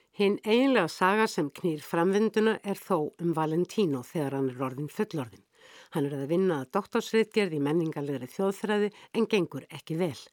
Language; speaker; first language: Icelandic; native; Icelandic